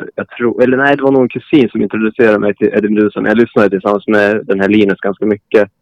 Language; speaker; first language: Swedish; native; Swedish